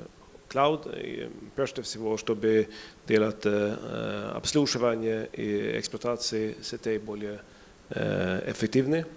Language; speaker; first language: Russian; non-native, fluent; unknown